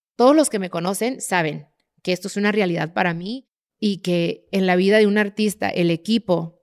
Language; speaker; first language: Spanish; early bilingual, other home language; English